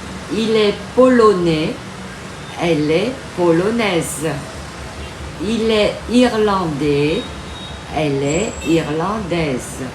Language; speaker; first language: French; non-native, fluent; Vietnamese